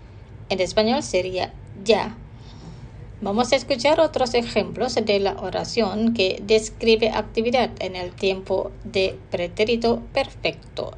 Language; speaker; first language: Spanish; non-native, fluent; Indonesian